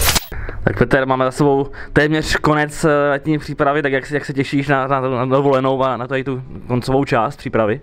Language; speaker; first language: Czech; native; Czech